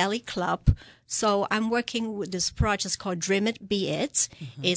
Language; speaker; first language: English; non-native, local second language; Cantonese